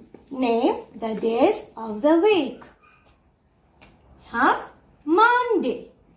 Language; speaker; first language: English; non-native, local second language; Morisyen